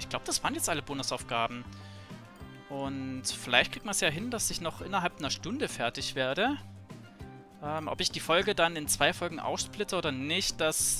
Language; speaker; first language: German; native; German